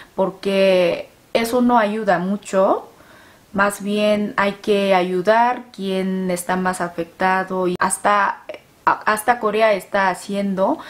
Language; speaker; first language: Spanish; non-native, fluent; Korean